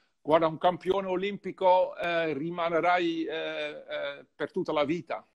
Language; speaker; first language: Italian; non-native, fluent; Dutch